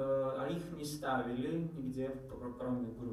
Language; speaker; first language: Czech; non-native, learner; Georgian